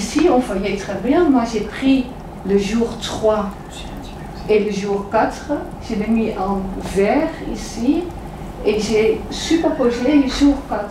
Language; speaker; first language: French; non-native, fluent; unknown